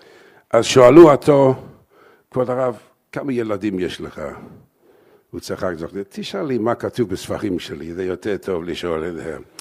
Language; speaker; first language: Hebrew; non-native, fluent; English